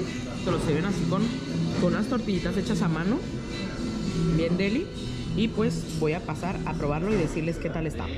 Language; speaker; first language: Spanish; native; Spanish